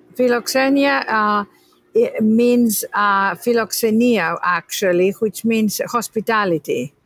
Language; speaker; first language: English; non-native, fluent; Greek